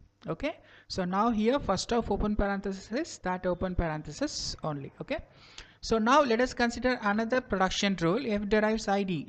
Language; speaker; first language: English; non-native, local second language; Kannada